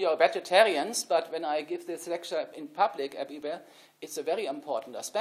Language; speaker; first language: English; non-native, fluent; German